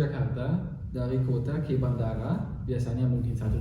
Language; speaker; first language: Indonesian; non-native, fluent; German